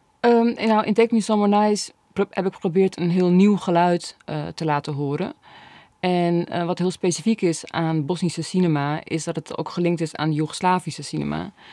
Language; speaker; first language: Dutch; early bilingual, other home language; Bosnian